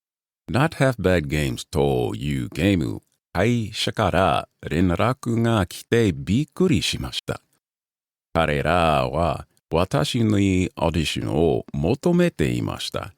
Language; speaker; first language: Japanese; non-native, learner; English